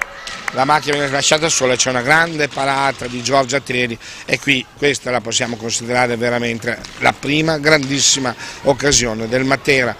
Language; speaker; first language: Italian; native; Italian